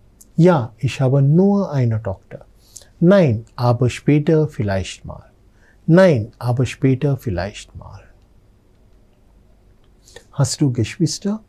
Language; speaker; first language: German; non-native, fluent; Telugu